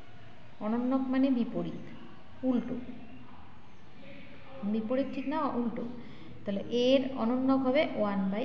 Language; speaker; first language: Bangla; native; Bangla